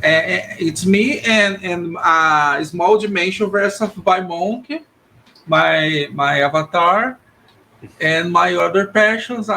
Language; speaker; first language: English; non-native, learner; Portuguese